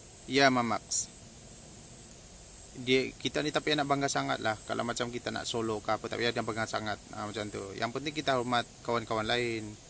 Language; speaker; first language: Malay; native; Malay